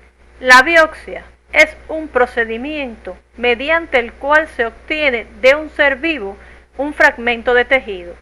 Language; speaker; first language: Spanish; native; Spanish